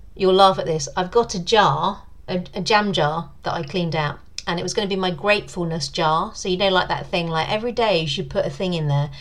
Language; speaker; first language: English; native; English